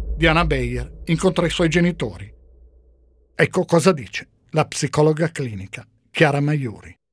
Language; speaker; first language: Italian; native; Italian